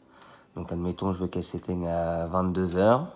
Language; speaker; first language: French; native; French